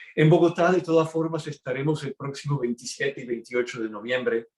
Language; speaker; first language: Spanish; early bilingual, heritage; Spanish